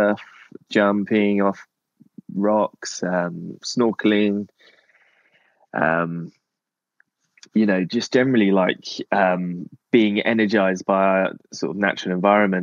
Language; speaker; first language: English; native; English